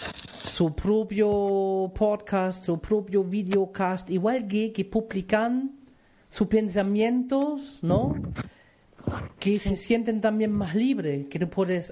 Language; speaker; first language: Spanish; non-native, fluent; German